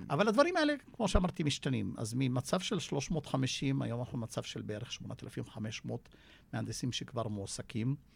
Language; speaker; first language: Hebrew; non-native, local second language; Arabic